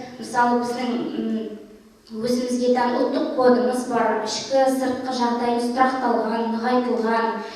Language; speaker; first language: Kazakh; native; Kazakh